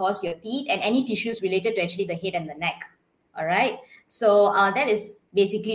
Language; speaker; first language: English; non-native, local second language; Tamil